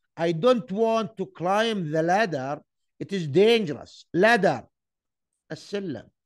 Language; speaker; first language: English; non-native, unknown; Arabic